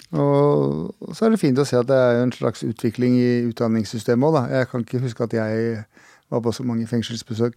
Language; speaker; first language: Norwegian; native; Norwegian